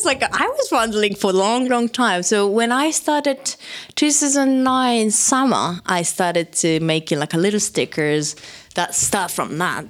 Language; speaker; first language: English; non-native, fluent; Japanese